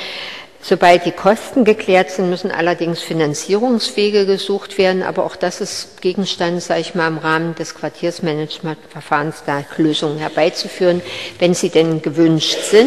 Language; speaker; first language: German; native; German